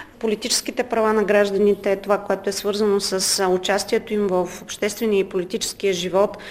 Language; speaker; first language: Bulgarian; native; Bulgarian